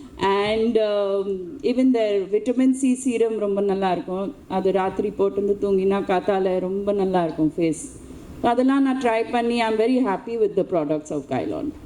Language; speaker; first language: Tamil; non-native, local second language; Hindi